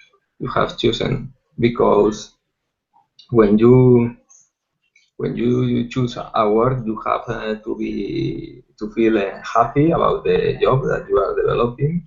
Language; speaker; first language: English; non-native, learner; Spanish